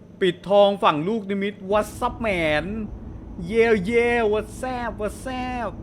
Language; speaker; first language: Thai; native; Thai